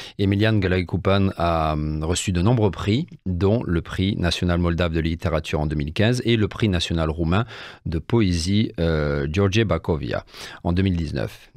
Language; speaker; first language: French; native; French